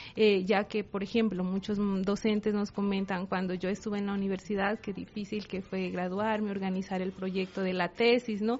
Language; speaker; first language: Spanish; native; Spanish